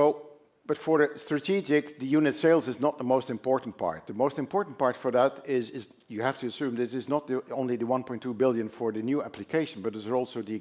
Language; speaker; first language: English; non-native, fluent; Dutch